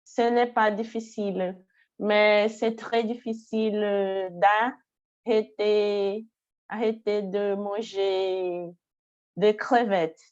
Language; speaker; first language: French; non-native, learner; Portuguese